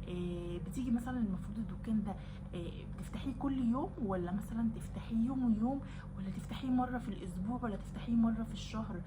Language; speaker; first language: Arabic; native; Arabic